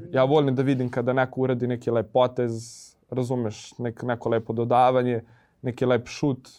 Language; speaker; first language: Serbian; native; Serbian